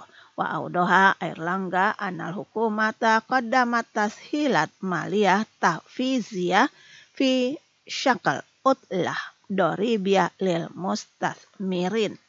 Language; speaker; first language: Arabic; non-native, fluent; Indonesian